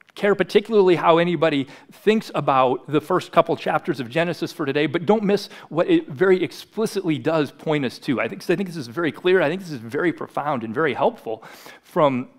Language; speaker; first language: English; native; English